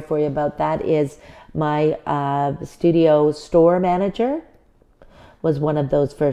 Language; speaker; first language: English; native; English